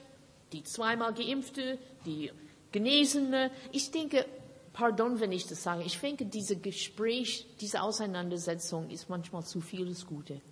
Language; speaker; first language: German; non-native, fluent; English